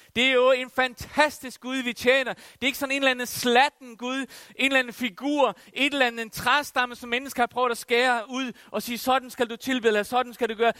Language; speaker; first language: Danish; non-native, local second language; Faroese